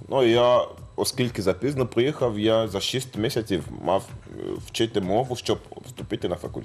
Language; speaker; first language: Ukrainian; non-native, fluent; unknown